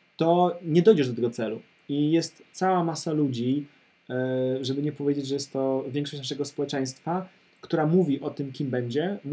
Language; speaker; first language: Polish; native; Polish